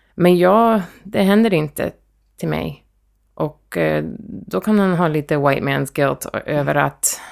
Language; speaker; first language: Swedish; early bilingual, heritage; Swedish